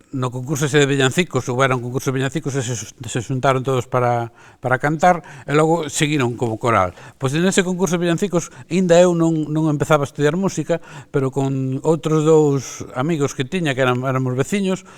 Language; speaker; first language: Galician; native; Galician